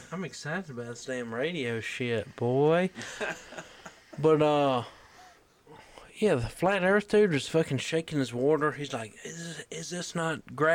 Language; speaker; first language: English; native; English